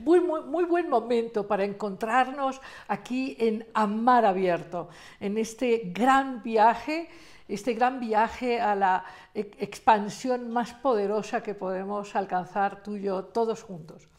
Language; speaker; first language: Spanish; native; Spanish